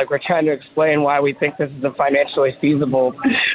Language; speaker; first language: English; native; English